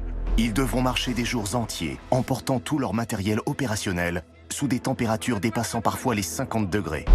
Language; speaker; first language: French; native; French